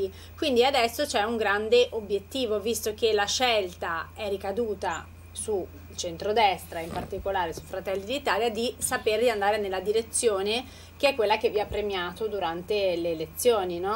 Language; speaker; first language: Italian; native; Italian